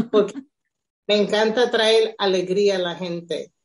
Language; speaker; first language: Spanish; early bilingual, heritage; Spanish